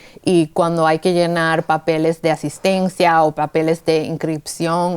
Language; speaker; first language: Spanish; early bilingual, heritage; Spanish